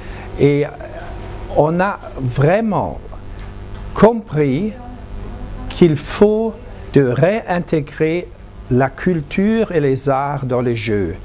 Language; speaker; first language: French; non-native, fluent; German